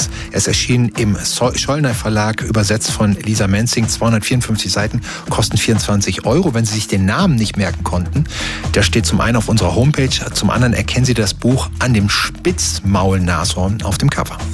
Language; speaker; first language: German; native; German